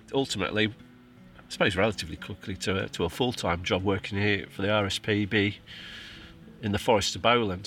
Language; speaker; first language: English; native; English